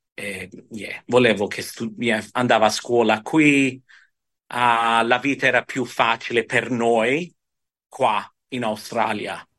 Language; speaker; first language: Italian; early bilingual, heritage; Italian